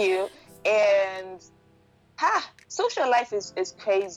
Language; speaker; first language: English; non-native, local second language; Shona